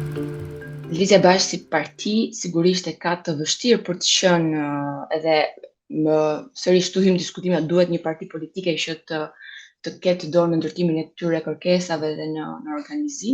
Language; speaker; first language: Albanian; native; Albanian